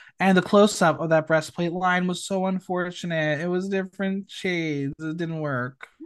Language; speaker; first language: English; native; English